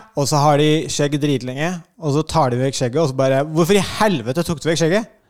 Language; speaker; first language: Norwegian; native; Norwegian